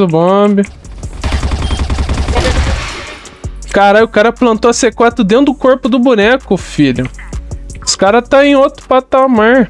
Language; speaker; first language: Portuguese; native; Portuguese